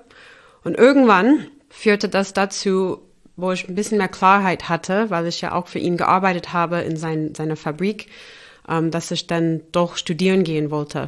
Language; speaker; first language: German; non-native, fluent; English